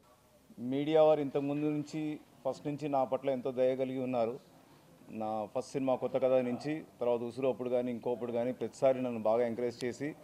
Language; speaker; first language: Telugu; native; Telugu